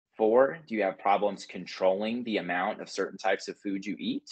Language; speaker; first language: English; native; English